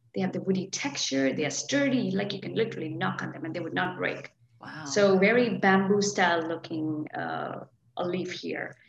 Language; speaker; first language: English; non-native, local second language; Hindi